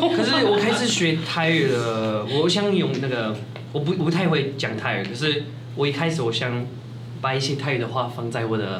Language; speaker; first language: Chinese; non-native, fluent; French